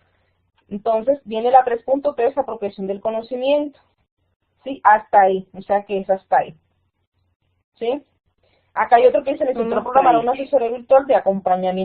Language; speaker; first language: Spanish; native; Spanish